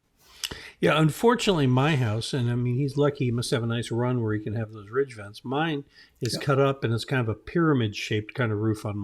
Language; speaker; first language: English; native; English